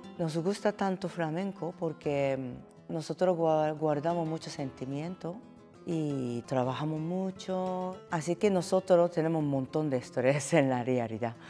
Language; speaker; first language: Spanish; non-native, fluent; Japanese